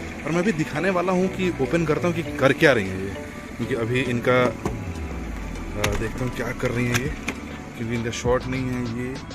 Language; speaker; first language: Hindi; native; Hindi